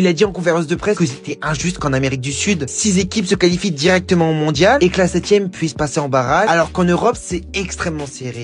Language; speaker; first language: French; native; French